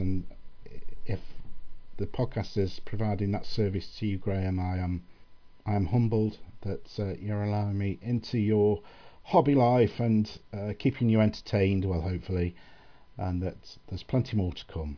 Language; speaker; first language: English; native; English